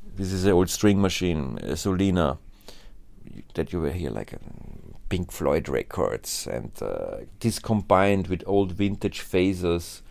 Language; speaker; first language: English; non-native, fluent; German